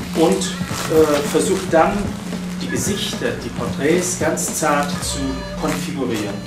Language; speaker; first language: German; native; German